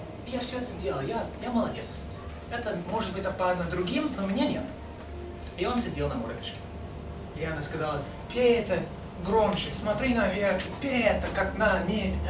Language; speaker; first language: Russian; non-native, fluent; English